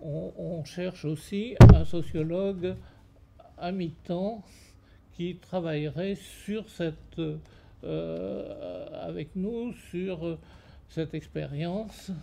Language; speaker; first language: French; native; French